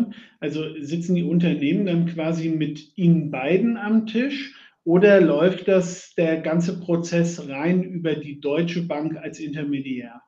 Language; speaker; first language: German; native; German